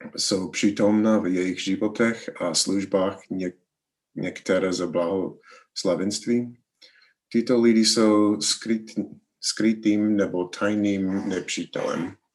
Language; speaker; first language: Czech; non-native, learner; English